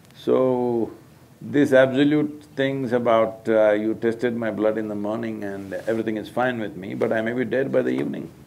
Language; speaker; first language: English; non-native, local second language; Kannada